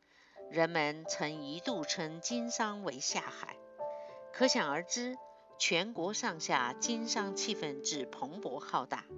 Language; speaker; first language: Chinese; native; Chinese